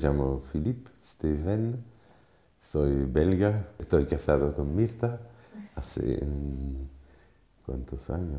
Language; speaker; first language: Spanish; non-native, fluent; French